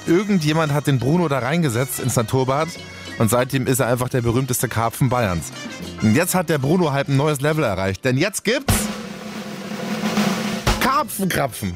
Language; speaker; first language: German; native; German